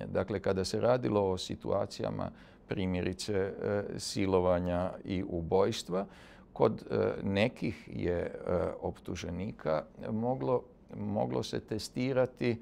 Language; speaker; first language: Serbian; native; Serbian